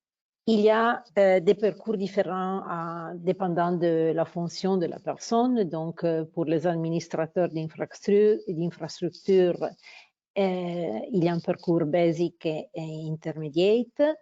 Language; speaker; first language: French; non-native, fluent; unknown